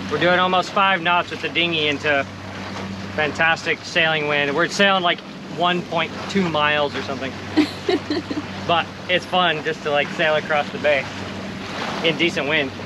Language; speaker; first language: English; native; English